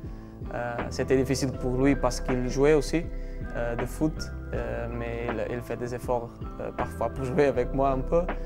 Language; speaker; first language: French; non-native, learner; Portuguese